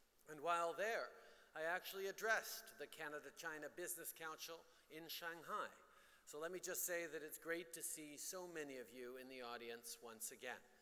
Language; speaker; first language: English; early bilingual, other home language; French